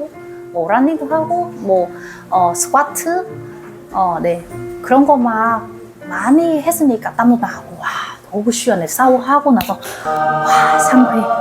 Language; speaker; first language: Korean; non-native, learner; Vietnamese